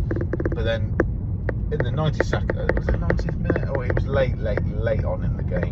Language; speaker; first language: English; native; English